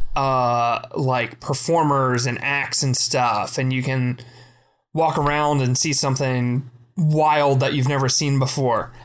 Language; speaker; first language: English; native; English